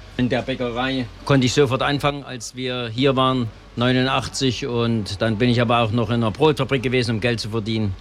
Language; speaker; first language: German; native; German